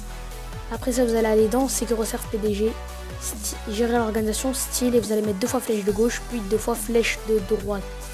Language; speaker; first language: French; native; French